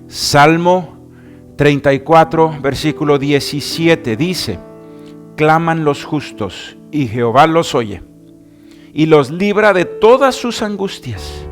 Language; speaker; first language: Spanish; native; Spanish